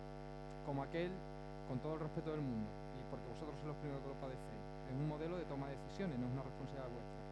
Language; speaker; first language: Spanish; native; Spanish